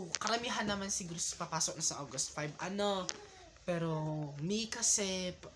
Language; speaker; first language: Filipino; non-native, local second language; Iloko